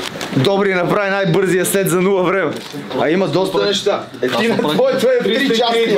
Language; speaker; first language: Bulgarian; native; Bulgarian